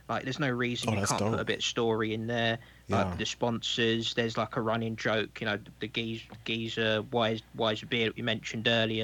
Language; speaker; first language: English; native; English